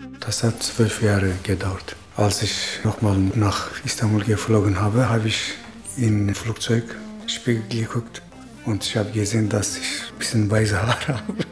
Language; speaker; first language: German; non-native, learner; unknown